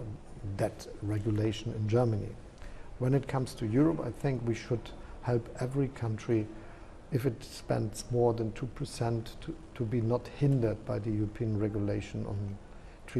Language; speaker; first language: English; non-native, fluent; German